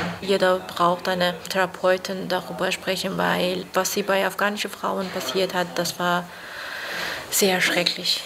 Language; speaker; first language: German; non-native, fluent; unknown